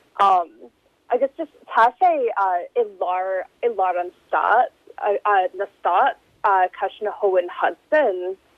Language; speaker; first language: Irish; non-native, learner; English